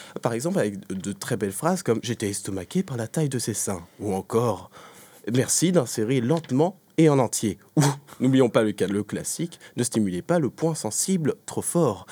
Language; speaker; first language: French; native; French